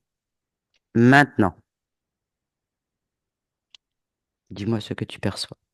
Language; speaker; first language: French; native; French